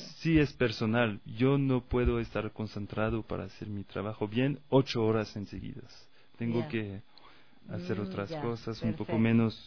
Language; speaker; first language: Spanish; non-native, fluent; French